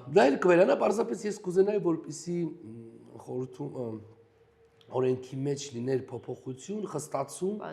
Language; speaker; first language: Armenian; native; Armenian